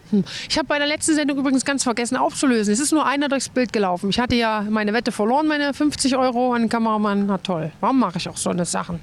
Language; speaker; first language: German; native; German